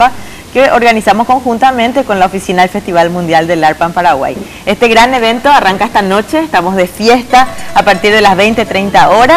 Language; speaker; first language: Spanish; native; Spanish